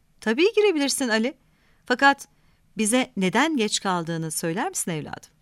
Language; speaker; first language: Turkish; native; Turkish